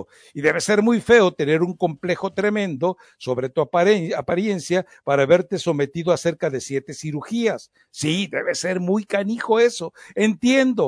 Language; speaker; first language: Spanish; native; Spanish